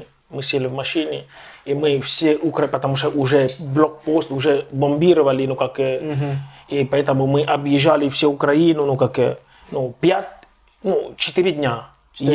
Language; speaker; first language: Russian; non-native, local second language; Ukrainian